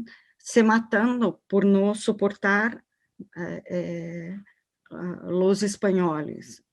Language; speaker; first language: Spanish; non-native, learner; Portuguese